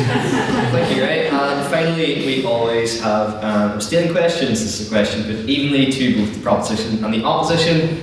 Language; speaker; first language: English; native; English